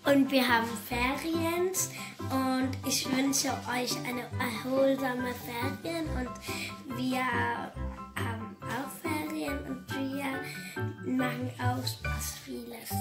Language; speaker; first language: German; early bilingual, other home language; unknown